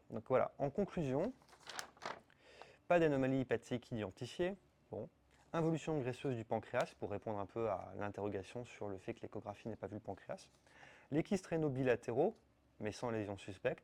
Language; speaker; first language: French; native; French